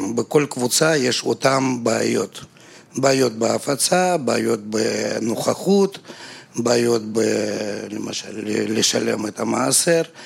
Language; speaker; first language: Hebrew; non-native, fluent; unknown